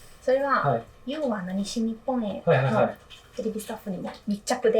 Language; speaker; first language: Japanese; non-native, fluent; Italian